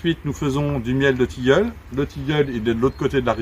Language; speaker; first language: French; native; French